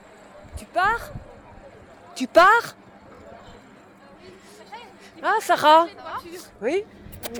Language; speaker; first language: French; native; French